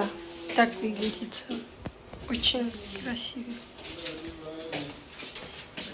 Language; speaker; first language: Russian; early bilingual, heritage; Russian